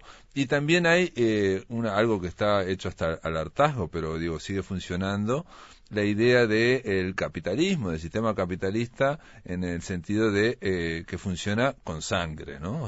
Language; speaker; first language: Spanish; native; Spanish